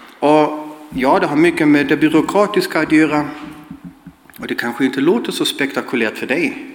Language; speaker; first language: Swedish; non-native, fluent; German